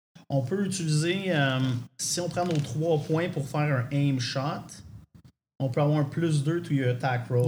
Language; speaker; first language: French; native; French